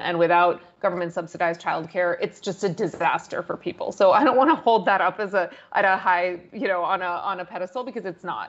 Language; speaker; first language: English; native; English